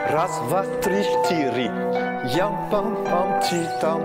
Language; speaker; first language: Russian; non-native, learner; French